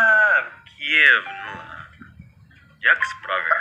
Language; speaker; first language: Russian; non-native, learner; Indonesian